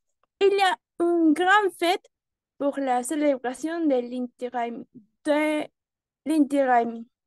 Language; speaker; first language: French; non-native, learner; Spanish